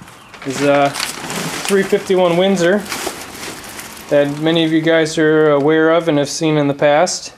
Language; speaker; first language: English; native; English